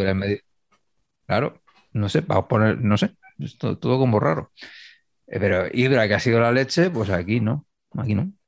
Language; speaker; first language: Spanish; native; Spanish